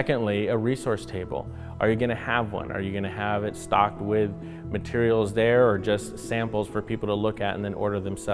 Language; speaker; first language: English; native; English